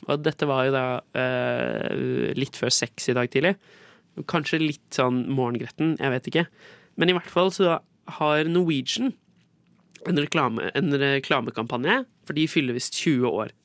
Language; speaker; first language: Norwegian; native; Norwegian